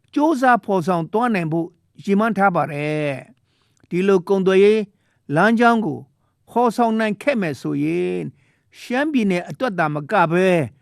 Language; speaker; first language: Burmese; non-native, local second language; Shan